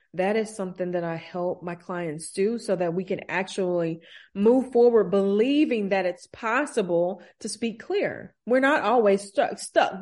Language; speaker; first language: English; native; English